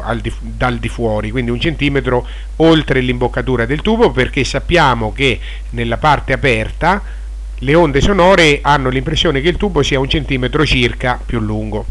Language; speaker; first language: Italian; native; Italian